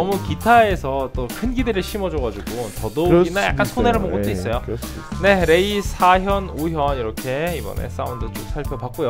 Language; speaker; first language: Korean; native; Korean